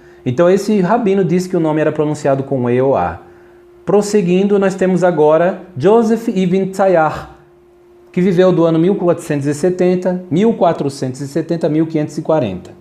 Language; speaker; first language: Portuguese; native; Portuguese